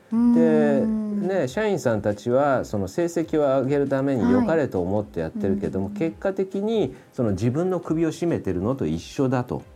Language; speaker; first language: Japanese; native; Japanese